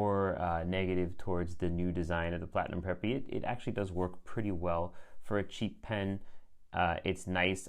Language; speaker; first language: English; native; English